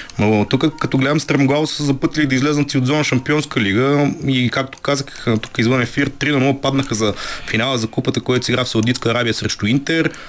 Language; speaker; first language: Bulgarian; native; Bulgarian